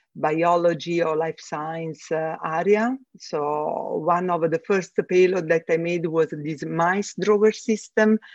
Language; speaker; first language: English; non-native, fluent; Italian